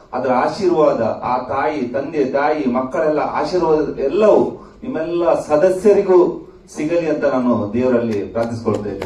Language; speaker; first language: Kannada; non-native, local second language; Tulu